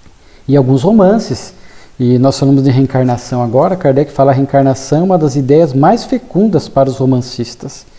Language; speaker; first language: Portuguese; native; Portuguese